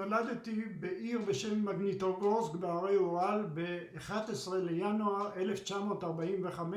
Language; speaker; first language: Hebrew; early bilingual, other home language; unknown